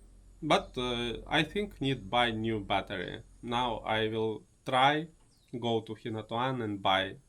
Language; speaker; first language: English; non-native, learner; Russian